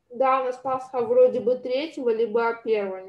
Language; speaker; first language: Russian; native; Russian